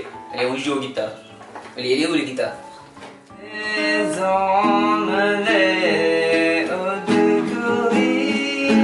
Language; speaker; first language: French; non-native, learner; Malay